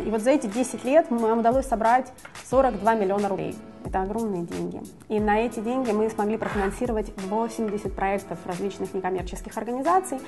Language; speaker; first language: Russian; native; Russian